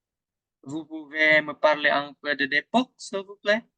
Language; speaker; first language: French; non-native, learner; Indonesian